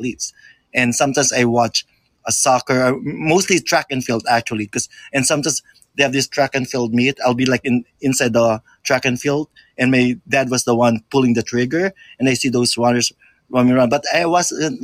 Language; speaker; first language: English; non-native, local second language; Filipino